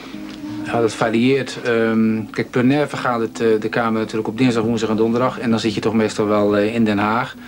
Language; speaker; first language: Dutch; native; Dutch